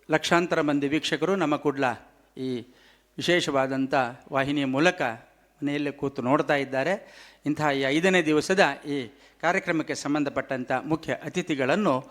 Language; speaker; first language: Kannada; native; Kannada